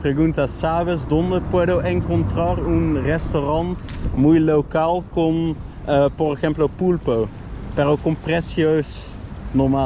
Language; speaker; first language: Spanish; non-native, learner; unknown